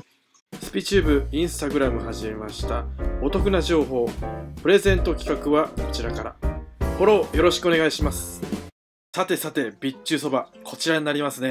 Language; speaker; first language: Japanese; native; Japanese